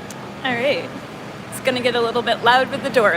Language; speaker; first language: English; native; English